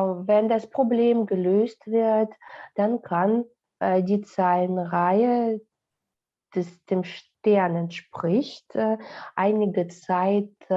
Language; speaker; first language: German; non-native, fluent; Russian